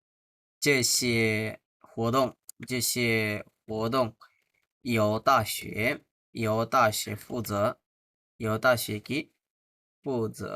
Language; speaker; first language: Chinese; non-native, fluent; Bangla